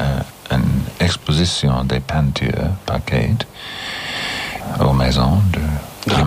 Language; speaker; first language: French; non-native, learner; English